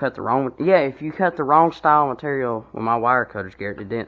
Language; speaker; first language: English; native; English